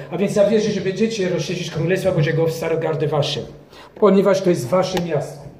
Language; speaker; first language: Polish; non-native, fluent; French